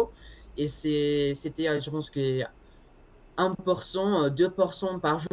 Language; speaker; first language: French; non-native, learner; Spanish